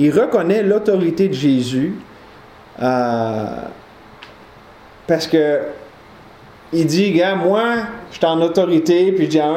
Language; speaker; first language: French; native; French